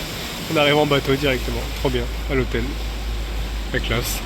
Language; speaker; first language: French; native; French